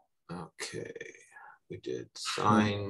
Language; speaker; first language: English; native; English